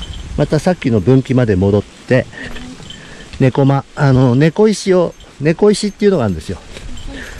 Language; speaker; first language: Japanese; native; Japanese